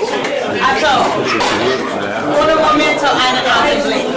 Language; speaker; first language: German; non-native, learner; English